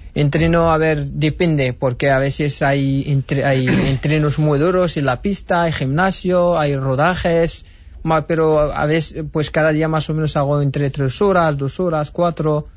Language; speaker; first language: Spanish; non-native, fluent; Berber languages